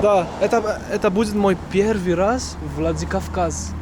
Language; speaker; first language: Russian; non-native, learner; French